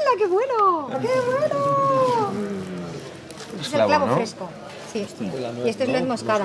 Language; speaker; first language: Spanish; native; Spanish